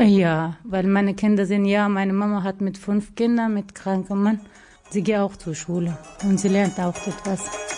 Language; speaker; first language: German; non-native, learner; Persian